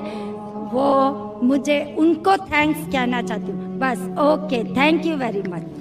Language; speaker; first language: Hindi; non-native, local second language; Marathi